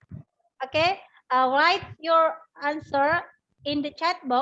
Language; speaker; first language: English; non-native, learner; Indonesian